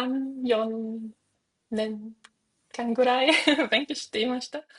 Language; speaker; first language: Japanese; non-native, learner; German